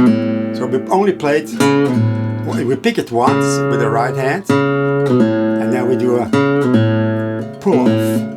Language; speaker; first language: English; non-native, fluent; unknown